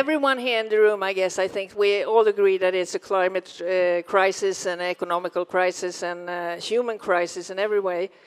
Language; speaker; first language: English; non-native, fluent; Swedish